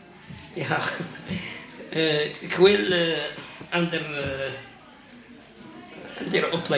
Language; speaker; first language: Dutch; non-native, learner; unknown